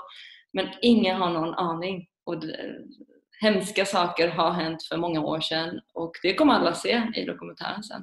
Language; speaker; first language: Swedish; early bilingual, other home language; Persian